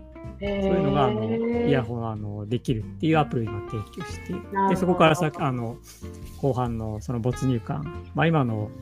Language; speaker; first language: Japanese; native; Japanese